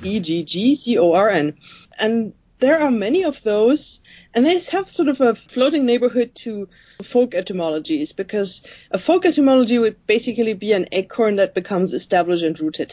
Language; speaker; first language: English; non-native, fluent; German